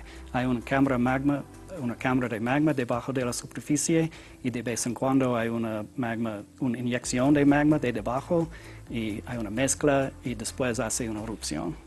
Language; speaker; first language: Spanish; non-native, learner; English